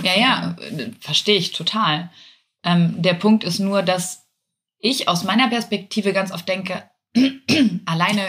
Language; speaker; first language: German; native; German